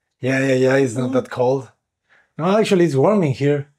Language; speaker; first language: English; non-native, fluent; Spanish